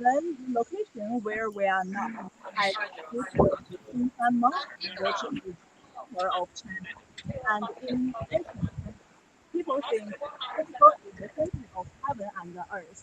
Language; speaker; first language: English; non-native, learner; Chinese